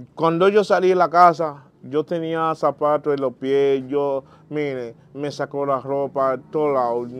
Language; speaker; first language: Spanish; non-native, learner; Haitian Creole